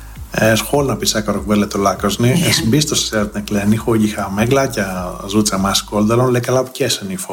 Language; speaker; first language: Hungarian; non-native, learner; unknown